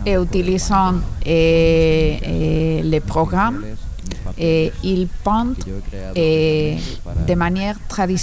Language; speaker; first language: French; non-native, learner; Spanish